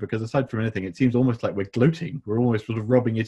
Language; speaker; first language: English; native; English